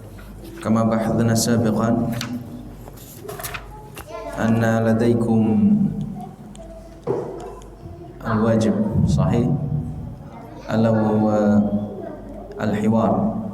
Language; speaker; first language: Arabic; non-native, fluent; Indonesian